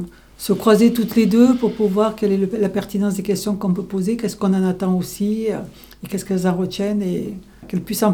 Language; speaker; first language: French; native; French